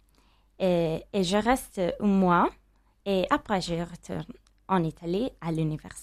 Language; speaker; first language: French; non-native, learner; Italian